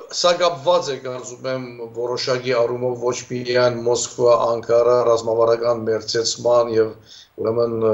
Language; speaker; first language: Armenian; early bilingual, heritage; Armenian